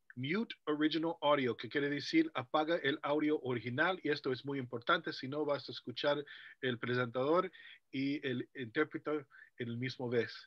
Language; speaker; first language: Spanish; non-native, fluent; English